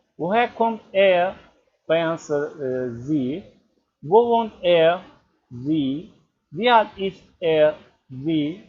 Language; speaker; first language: German; non-native, learner; Turkish